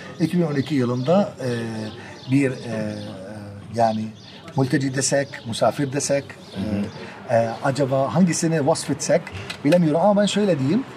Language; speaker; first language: Turkish; non-native, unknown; Arabic